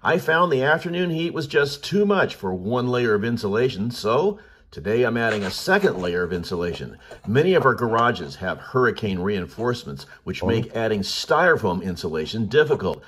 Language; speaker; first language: English; native; English